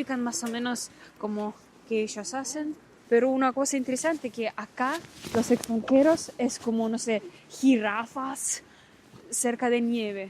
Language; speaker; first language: Spanish; non-native, learner; Russian